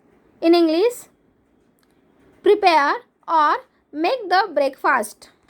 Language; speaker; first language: English; non-native, local second language; Hindi